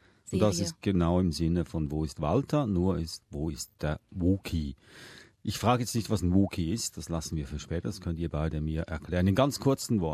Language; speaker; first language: German; native; German